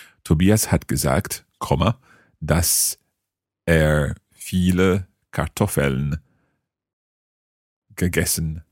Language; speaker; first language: German; non-native, fluent; English